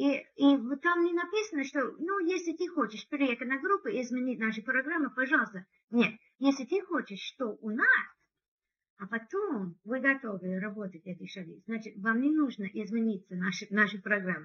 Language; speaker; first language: Russian; non-native, learner; English